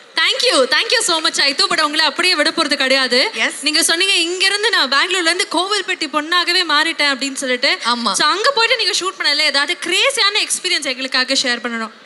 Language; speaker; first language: Tamil; native; Tamil